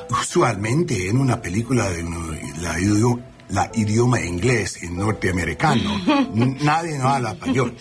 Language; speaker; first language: Spanish; non-native, learner; English